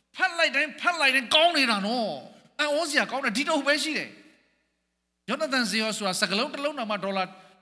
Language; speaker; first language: Burmese; non-native, local second language; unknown